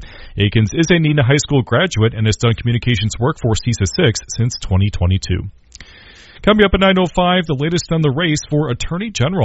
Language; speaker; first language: English; native; English